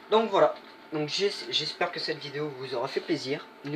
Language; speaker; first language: French; native; French